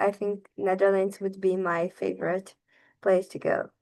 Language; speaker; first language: English; non-native, fluent; Portuguese